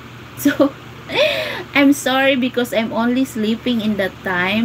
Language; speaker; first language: English; non-native, local second language; Filipino